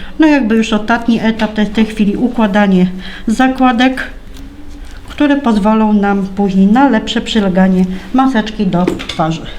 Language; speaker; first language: Polish; native; Polish